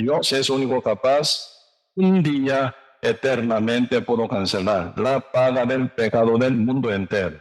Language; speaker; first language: Spanish; non-native, learner; Korean